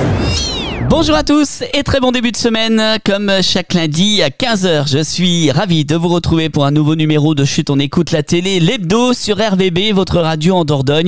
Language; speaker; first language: French; native; French